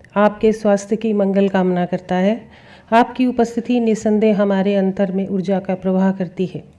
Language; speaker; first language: Hindi; native; Hindi